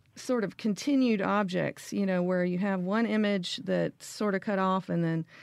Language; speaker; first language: English; native; English